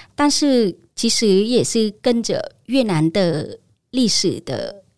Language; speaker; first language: Chinese; non-native, fluent; Vietnamese